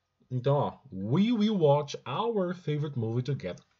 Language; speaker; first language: English; non-native, fluent; Portuguese